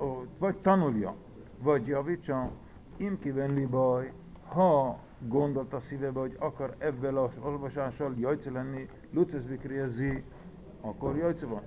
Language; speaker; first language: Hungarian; early bilingual, heritage; Hungarian